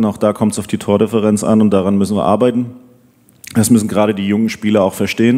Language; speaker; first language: German; native; German